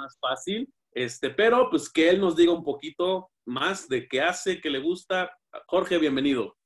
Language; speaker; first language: Spanish; native; Spanish